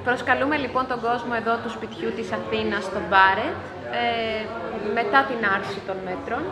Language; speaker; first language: Greek; native; Greek